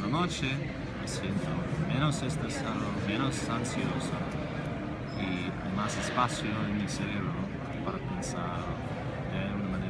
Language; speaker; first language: Spanish; non-native, fluent; English